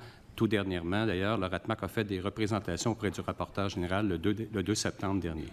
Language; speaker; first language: French; native; French